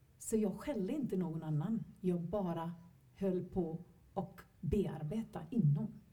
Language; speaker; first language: Swedish; non-native, fluent; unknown